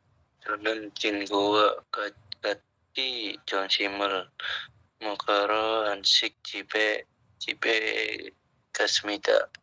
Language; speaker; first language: Korean; non-native, learner; Indonesian